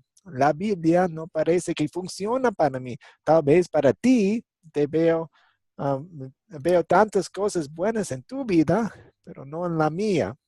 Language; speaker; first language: Spanish; non-native, fluent; English